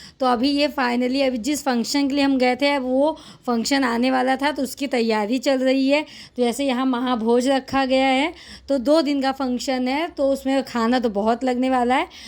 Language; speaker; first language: Hindi; native; Hindi